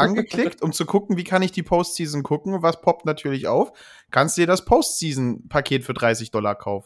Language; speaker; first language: German; native; German